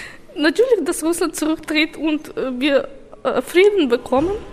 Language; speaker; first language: German; non-native, learner; Ukrainian